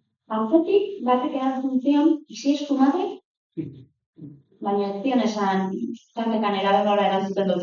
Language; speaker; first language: Basque; native; Basque